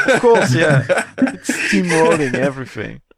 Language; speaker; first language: English; non-native, fluent; French